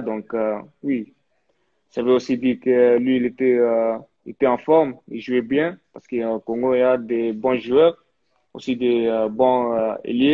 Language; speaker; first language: French; early bilingual, heritage; French